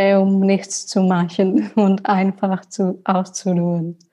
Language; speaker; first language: German; non-native, learner; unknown